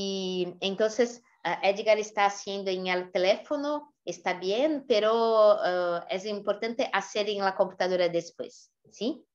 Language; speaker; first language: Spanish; non-native, fluent; Portuguese